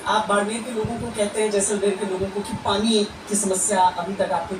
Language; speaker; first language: Hindi; native; Hindi